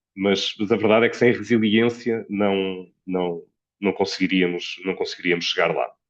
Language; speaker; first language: Portuguese; native; Portuguese